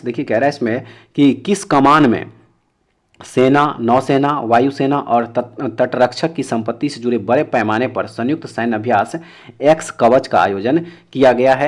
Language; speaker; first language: Hindi; native; Hindi